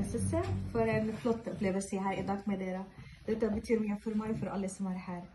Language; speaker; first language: Norwegian; non-native, fluent; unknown